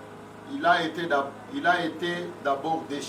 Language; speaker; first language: French; non-native, local second language; Lingala